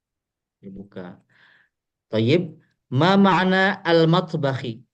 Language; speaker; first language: Arabic; non-native, fluent; Indonesian